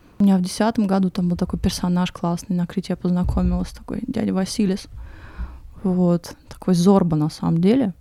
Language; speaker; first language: Russian; native; Russian